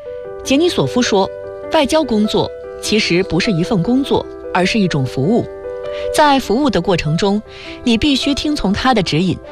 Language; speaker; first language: Chinese; native; Chinese